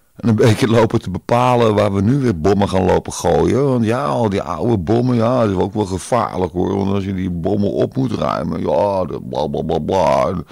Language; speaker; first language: Dutch; native; Dutch